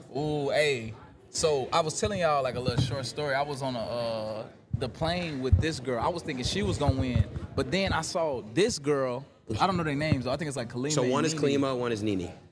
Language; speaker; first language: English; native; English